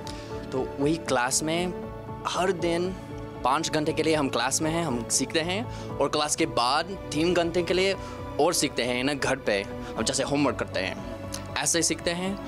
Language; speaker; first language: Hindi; non-native, fluent; English